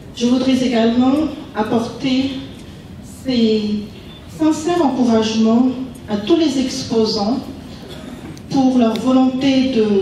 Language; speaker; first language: French; non-native, local second language; Malagasy